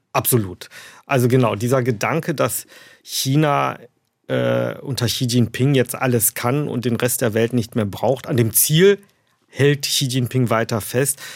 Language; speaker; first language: German; early bilingual, other home language; Chinese